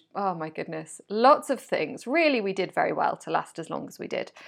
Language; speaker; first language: English; native; English